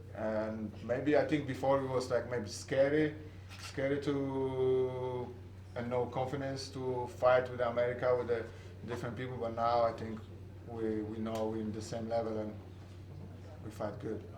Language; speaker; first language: English; non-native, fluent; Polish